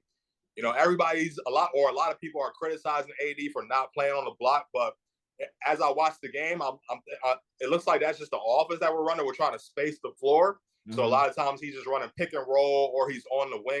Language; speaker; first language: English; native; English